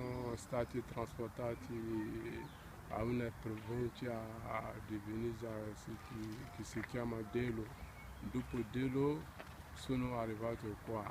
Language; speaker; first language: Italian; non-native, learner; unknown